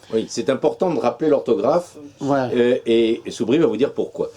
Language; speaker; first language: French; native; French